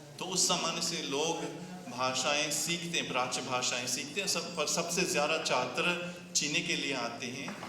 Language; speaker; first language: Hindi; non-native, fluent; German